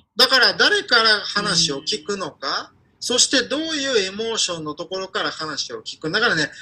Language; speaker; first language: Japanese; non-native, fluent; Ukrainian